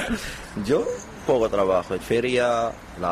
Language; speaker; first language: Spanish; non-native, learner; Arabic